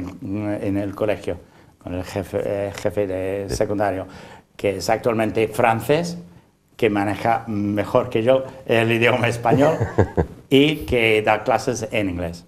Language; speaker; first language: Spanish; non-native, fluent; English